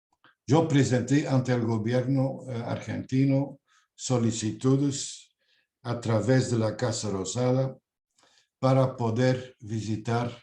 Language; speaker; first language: Spanish; non-native, fluent; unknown